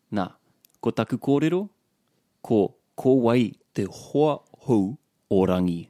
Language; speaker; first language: Māori; non-native, learner; English